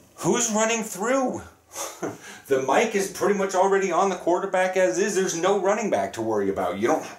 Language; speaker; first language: English; native; English